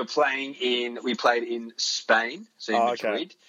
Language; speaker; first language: English; native; English